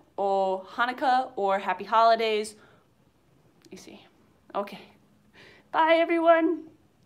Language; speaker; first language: English; native; English